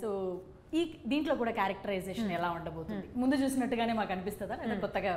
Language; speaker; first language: Telugu; native; Telugu